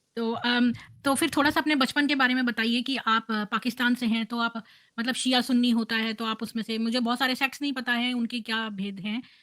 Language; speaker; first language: Hindi; native; Hindi